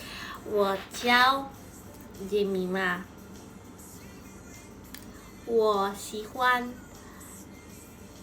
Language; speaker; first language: Chinese; non-native, learner; Indonesian